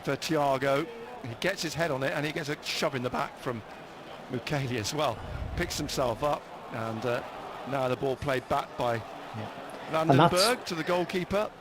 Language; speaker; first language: English; native; English